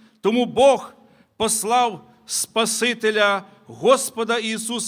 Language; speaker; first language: Ukrainian; native; Ukrainian